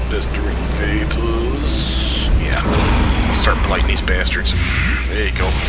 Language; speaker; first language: English; native; English